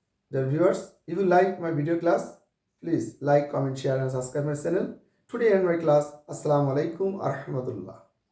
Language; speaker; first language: English; non-native, local second language; Bangla